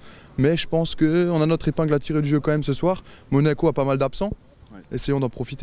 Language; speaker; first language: French; native; French